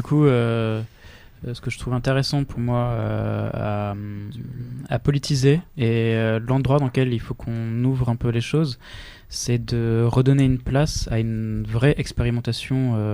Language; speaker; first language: French; native; French